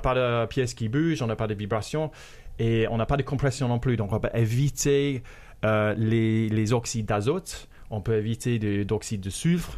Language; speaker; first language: French; non-native, fluent; English